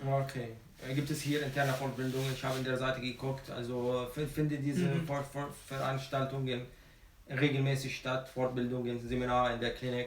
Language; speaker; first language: German; non-native, fluent; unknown